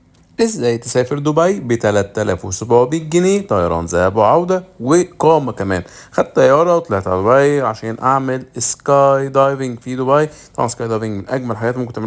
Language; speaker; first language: Arabic; native; Arabic